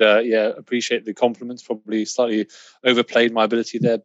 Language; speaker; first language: English; native; English